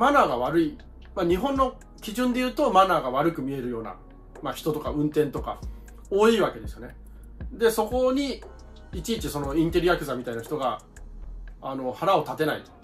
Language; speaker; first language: Japanese; native; Japanese